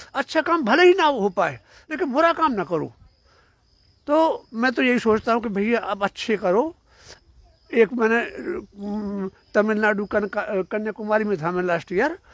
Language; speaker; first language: Hindi; native; Hindi